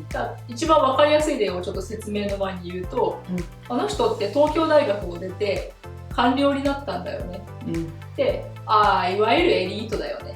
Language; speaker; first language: Japanese; native; Japanese